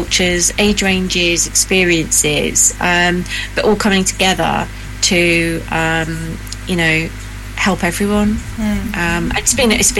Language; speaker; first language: English; native; English